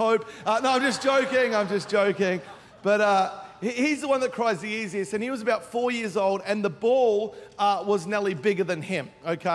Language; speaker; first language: English; native; English